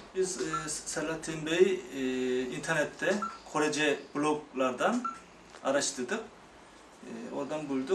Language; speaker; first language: Turkish; non-native, fluent; Korean